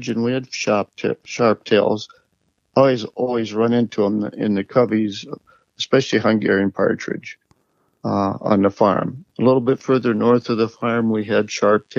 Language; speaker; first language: English; native; English